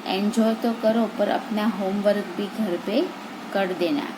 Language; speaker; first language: Hindi; non-native, local second language; Gujarati